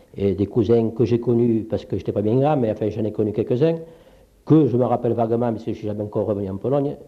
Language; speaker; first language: French; early bilingual, other home language; Polish